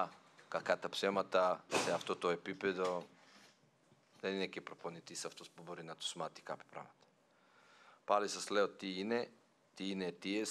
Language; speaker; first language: Greek; non-native, fluent; Serbian